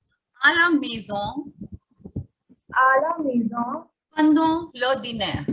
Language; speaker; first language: French; non-native, fluent; Hindi